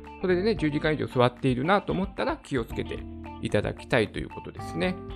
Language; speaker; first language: Japanese; native; Japanese